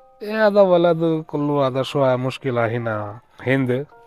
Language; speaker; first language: Arabic; non-native, learner; Hindi